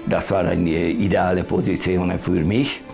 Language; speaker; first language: German; non-native, learner; Hungarian